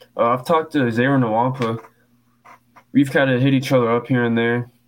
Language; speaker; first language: English; native; English